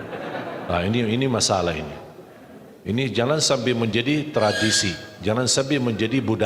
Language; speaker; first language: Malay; non-native, fluent; Arabic